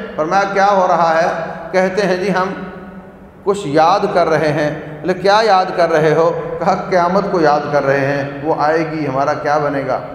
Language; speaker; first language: Urdu; native; Urdu